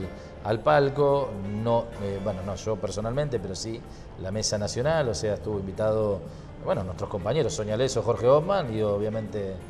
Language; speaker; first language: Spanish; native; Spanish